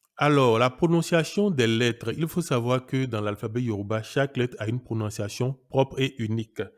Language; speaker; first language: French; non-native, local second language; Yoruba